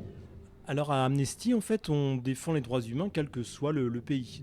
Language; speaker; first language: French; native; French